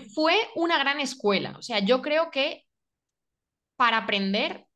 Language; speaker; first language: Spanish; native; Spanish